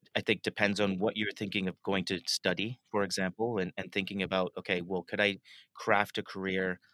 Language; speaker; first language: English; native; English